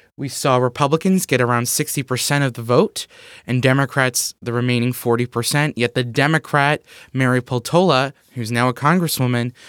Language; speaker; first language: English; native; English